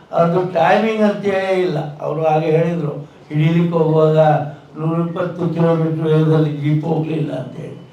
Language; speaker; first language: Kannada; native; Kannada